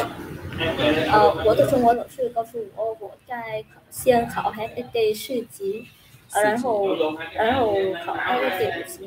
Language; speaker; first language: Chinese; non-native, learner; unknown